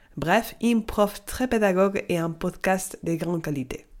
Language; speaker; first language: French; non-native, fluent; Spanish